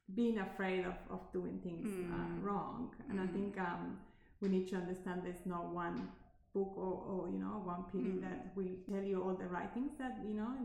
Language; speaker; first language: English; non-native, fluent; Spanish